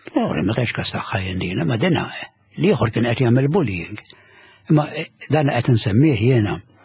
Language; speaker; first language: Maltese; native; Maltese